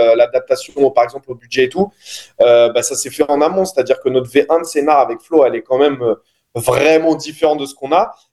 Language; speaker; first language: French; native; French